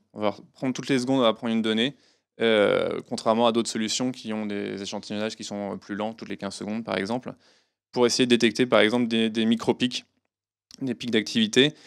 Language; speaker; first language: French; native; French